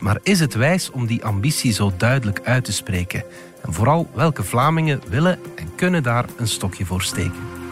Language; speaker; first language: Dutch; native; Dutch